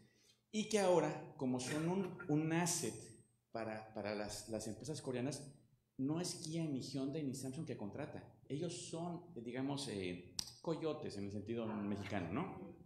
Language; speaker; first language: Spanish; native; Spanish